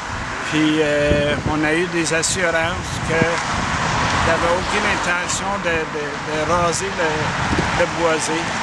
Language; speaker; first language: French; non-native, local second language; English